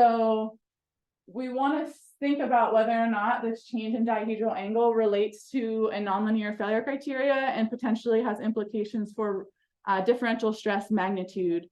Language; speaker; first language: English; native; English